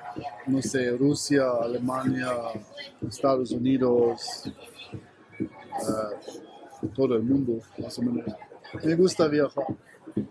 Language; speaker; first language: Spanish; non-native, learner; German